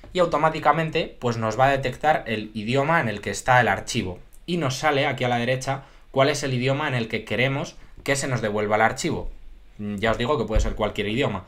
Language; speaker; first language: Spanish; native; Spanish